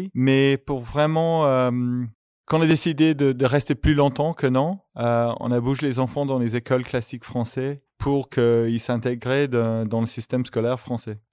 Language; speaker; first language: French; non-native, fluent; English